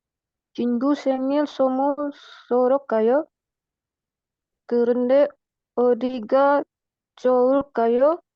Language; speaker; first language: Korean; non-native, learner; Indonesian